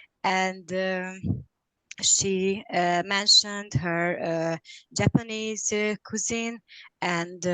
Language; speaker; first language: English; non-native, learner; Hungarian